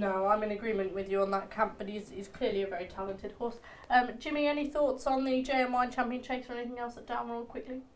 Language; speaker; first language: English; native; English